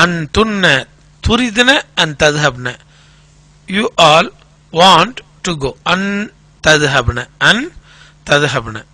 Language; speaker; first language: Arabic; non-native, fluent; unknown